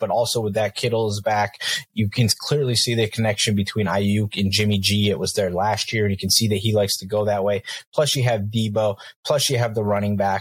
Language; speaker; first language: English; native; English